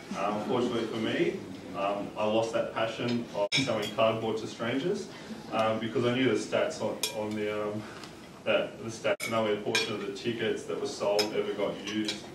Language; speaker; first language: English; native; English